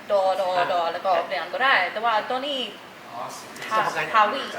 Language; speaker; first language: Thai; non-native, learner; English